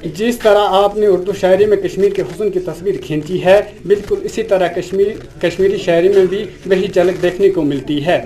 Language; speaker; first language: Urdu; non-native, local second language; Kashmiri